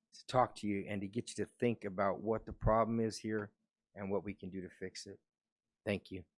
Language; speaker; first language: English; native; English